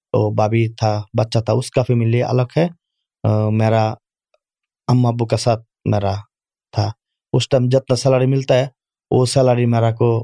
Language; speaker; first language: Urdu; non-native, learner; Bangla